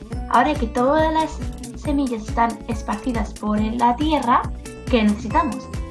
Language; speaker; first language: Spanish; native; Spanish